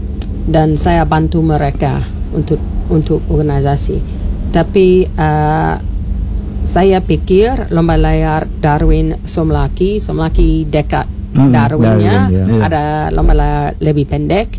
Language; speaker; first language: Indonesian; non-native, learner; English